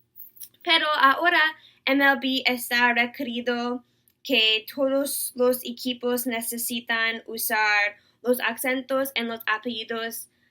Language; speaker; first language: Spanish; non-native, learner; English